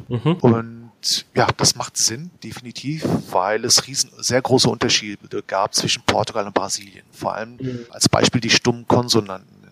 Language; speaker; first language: German; native; German